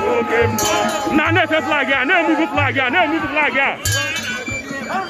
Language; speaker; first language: English; non-native, local second language; Igbo